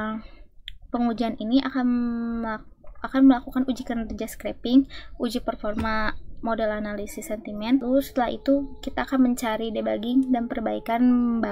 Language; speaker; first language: Indonesian; native; Indonesian